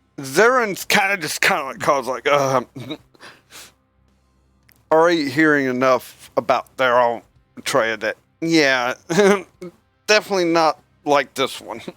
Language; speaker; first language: English; native; English